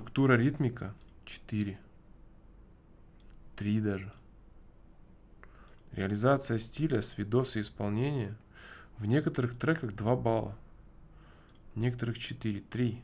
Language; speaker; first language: Russian; native; Russian